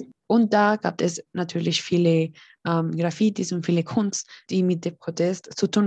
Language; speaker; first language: German; non-native, learner; Spanish